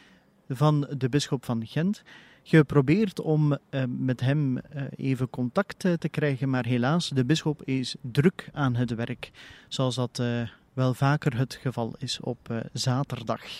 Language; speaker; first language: Dutch; native; Dutch